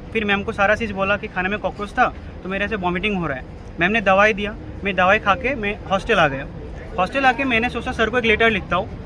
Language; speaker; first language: Hindi; non-native, local second language; Assamese